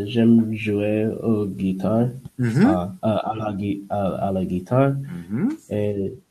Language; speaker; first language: French; non-native, learner; English